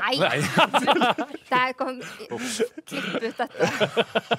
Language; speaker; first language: Norwegian; native; Norwegian